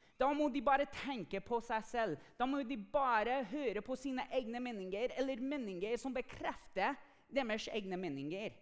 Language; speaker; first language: Norwegian; non-native, fluent; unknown